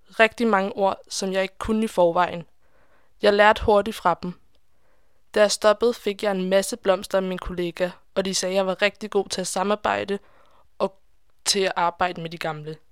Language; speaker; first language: Danish; non-native, fluent; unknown